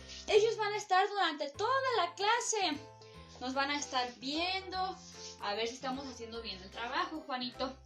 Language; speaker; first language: Spanish; native; Spanish